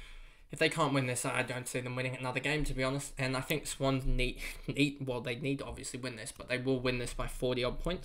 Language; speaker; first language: English; native; English